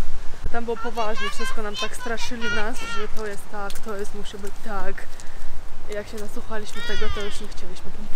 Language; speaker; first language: Polish; non-native, learner; Uzbek